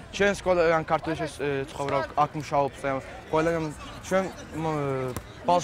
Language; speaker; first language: Georgian; non-native, local second language; Azerbaijani